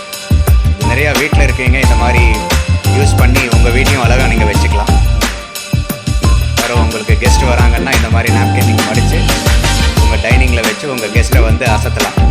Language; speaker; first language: Tamil; native; Tamil